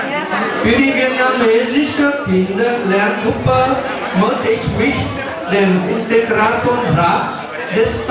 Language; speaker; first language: German; non-native, fluent; Vietnamese